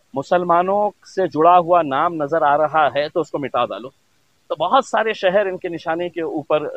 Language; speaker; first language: Hindi; non-native, local second language; Urdu